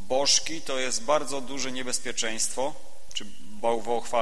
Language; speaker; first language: Polish; native; Polish